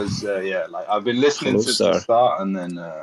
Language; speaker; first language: English; native; English